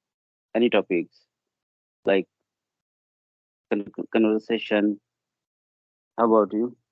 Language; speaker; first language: English; non-native, learner; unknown